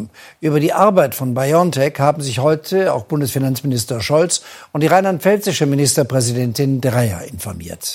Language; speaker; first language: German; native; German